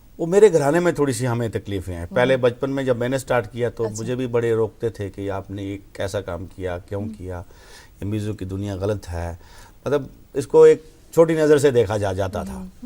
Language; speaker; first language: Hindi; non-native, local second language; Punjabi